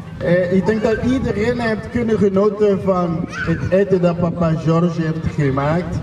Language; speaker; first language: Dutch; non-native, fluent; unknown